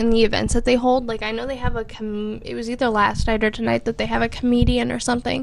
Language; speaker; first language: English; native; English